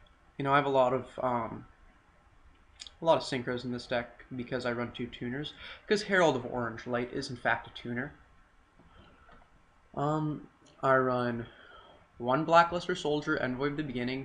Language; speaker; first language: English; native; English